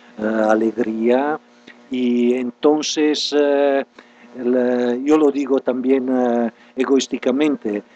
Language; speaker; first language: Spanish; non-native, fluent; Italian